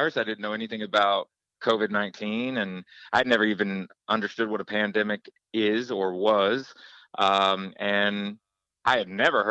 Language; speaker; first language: English; native; English